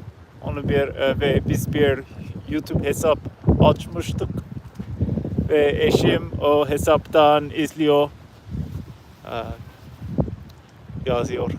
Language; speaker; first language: Turkish; non-native, learner; English